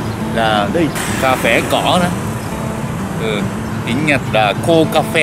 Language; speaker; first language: Vietnamese; non-native, learner; Japanese